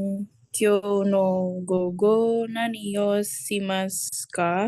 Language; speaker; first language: Japanese; non-native, learner; Indonesian